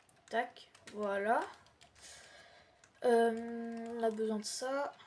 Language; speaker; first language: French; native; French